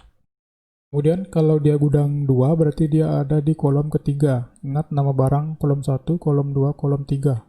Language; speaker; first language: Indonesian; native; Indonesian